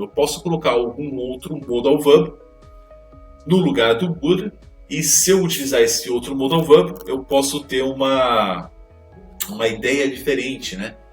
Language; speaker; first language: Portuguese; native; Portuguese